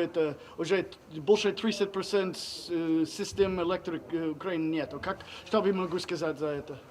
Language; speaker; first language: Russian; non-native, learner; English